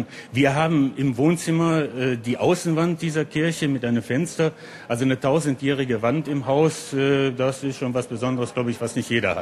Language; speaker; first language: German; native; German